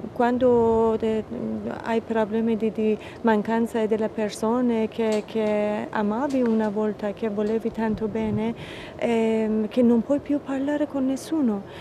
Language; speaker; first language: Italian; non-native, fluent; Persian